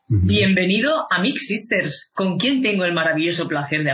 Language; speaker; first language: Spanish; native; Spanish